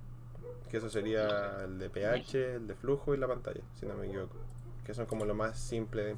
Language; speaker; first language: Spanish; native; Spanish